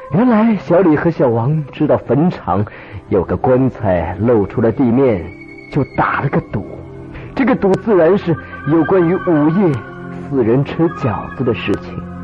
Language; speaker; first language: Chinese; native; Chinese